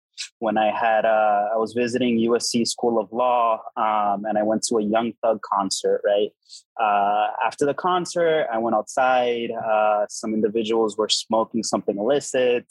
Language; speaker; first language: English; native; English